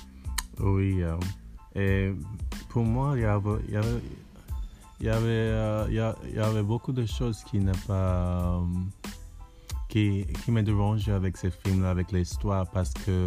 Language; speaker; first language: French; non-native, learner; English